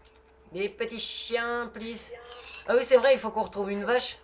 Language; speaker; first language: French; native; French